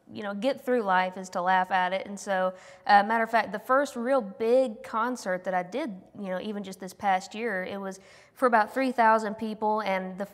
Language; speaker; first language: English; native; English